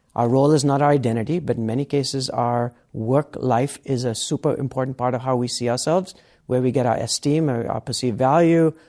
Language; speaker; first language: English; native; English